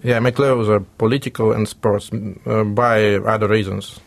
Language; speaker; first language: English; non-native, learner; Russian